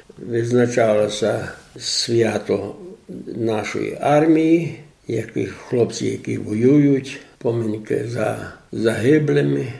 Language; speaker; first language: Ukrainian; native; Ukrainian